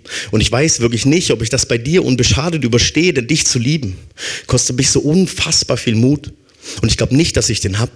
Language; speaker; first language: German; native; German